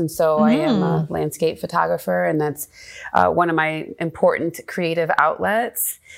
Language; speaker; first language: English; native; English